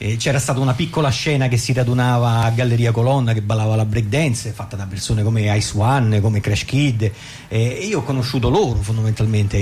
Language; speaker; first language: Italian; native; Italian